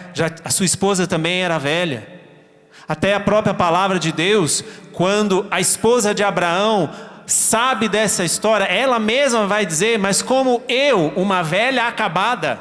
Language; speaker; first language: Portuguese; native; Portuguese